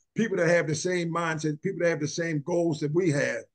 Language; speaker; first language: English; native; English